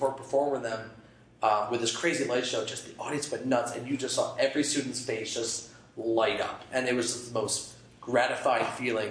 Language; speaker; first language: English; native; English